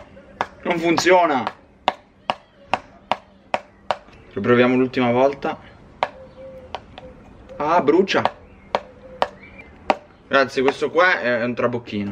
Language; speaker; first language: Italian; native; Italian